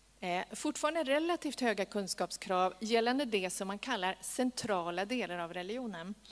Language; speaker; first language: Swedish; native; Swedish